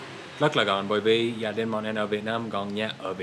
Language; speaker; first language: Vietnamese; non-native, learner; English